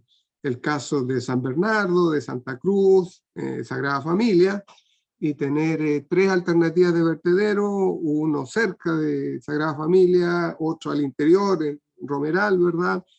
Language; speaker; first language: Spanish; non-native, fluent; Portuguese